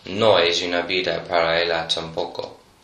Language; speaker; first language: Spanish; non-native, learner; English